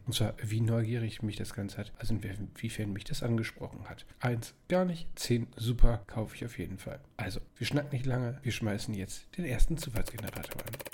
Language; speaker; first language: German; native; German